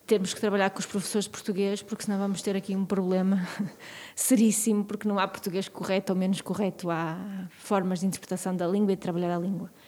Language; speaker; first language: Portuguese; native; Portuguese